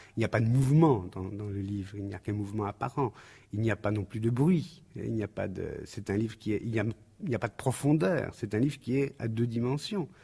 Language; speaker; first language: French; native; French